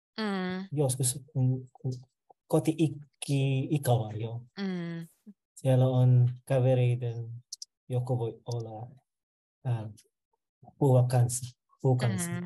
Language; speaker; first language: Finnish; non-native, learner; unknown